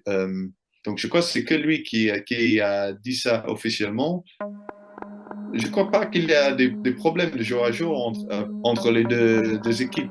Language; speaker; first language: French; non-native, fluent; English